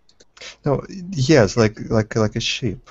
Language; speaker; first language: English; non-native, fluent; Russian